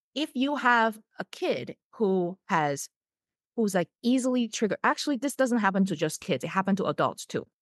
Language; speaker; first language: English; non-native, fluent; Chinese